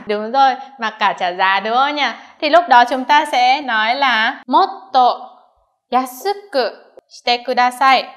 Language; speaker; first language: Vietnamese; native; Vietnamese